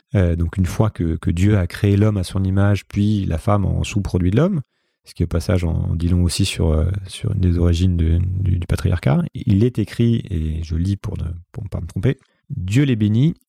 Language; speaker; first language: French; native; French